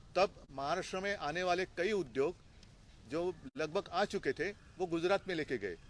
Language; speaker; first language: Hindi; non-native, local second language; Marathi